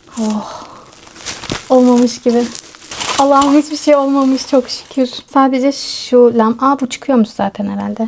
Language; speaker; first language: Turkish; native; Turkish